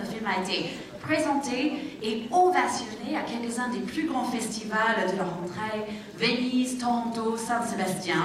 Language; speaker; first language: French; native; French